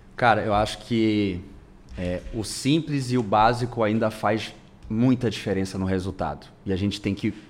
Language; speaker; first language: Portuguese; native; Portuguese